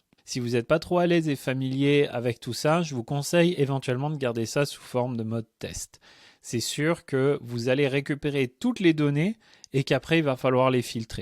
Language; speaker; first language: French; native; French